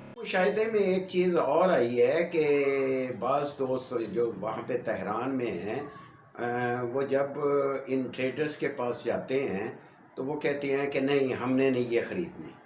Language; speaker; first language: Urdu; non-native, local second language; Punjabi